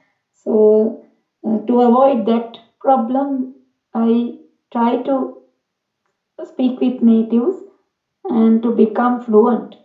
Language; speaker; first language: English; non-native, fluent; Sinhala